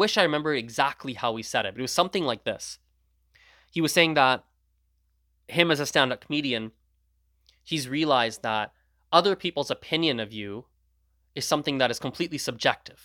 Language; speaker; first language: English; early bilingual, other home language; Gujarati